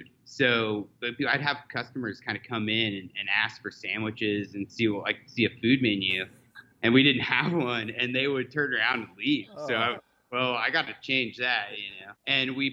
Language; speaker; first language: English; native; English